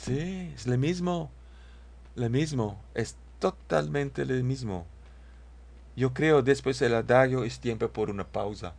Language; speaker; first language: Spanish; non-native, learner; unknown